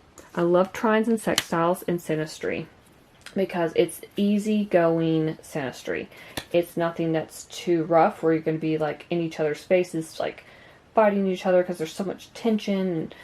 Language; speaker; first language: English; native; English